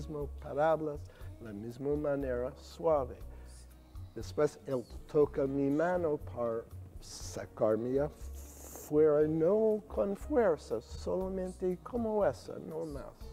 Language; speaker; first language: Spanish; non-native, learner; English